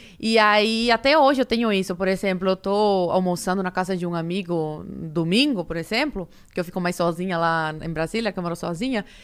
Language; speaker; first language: Portuguese; early bilingual, other home language; Spanish